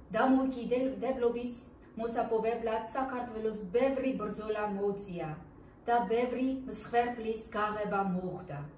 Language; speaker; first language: Georgian; non-native, learner; Dutch